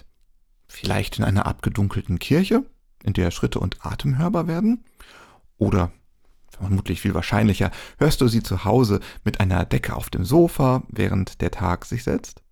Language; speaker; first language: German; native; German